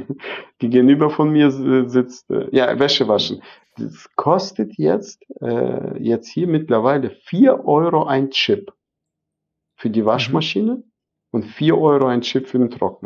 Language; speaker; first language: German; non-native, fluent; Arabic